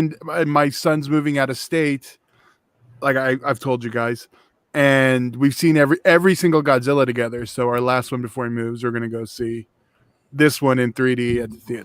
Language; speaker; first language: English; native; English